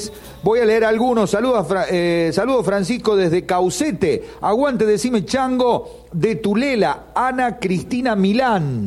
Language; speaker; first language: Spanish; native; Spanish